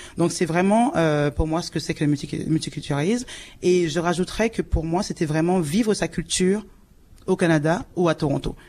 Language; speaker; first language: French; native; French